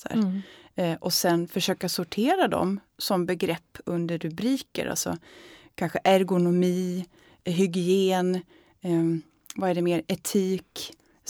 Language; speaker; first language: Swedish; native; Swedish